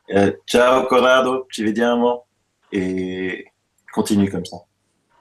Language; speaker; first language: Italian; non-native, fluent; French